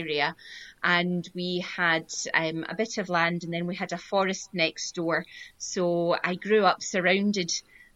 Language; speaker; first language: English; native; English